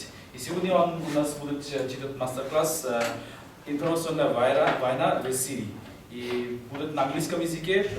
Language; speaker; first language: Russian; non-native, fluent; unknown